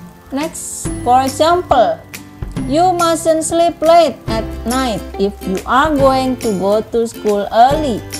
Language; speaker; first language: English; non-native, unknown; Indonesian